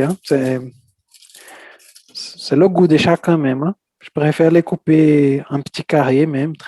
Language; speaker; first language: French; non-native, fluent; Portuguese